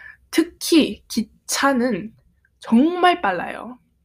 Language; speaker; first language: Korean; early bilingual, heritage; Korean